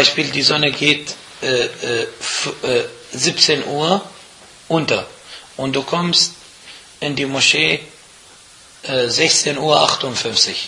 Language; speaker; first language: German; non-native, fluent; Arabic